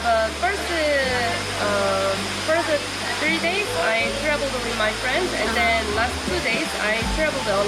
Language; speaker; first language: English; non-native, learner; Korean